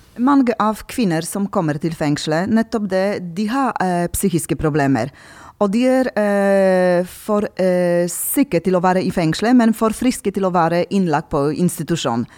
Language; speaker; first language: Norwegian; non-native, fluent; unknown